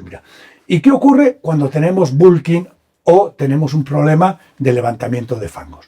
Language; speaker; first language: Spanish; native; Spanish